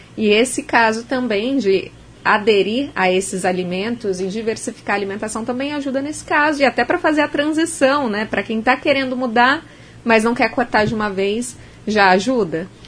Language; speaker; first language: Portuguese; native; Portuguese